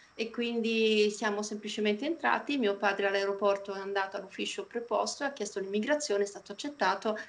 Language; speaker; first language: Italian; non-native, fluent; Polish